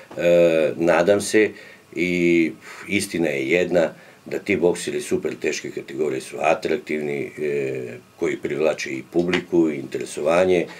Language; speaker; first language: Serbian; native; Serbian